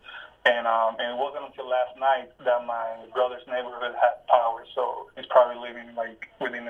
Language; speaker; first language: English; non-native, fluent; Spanish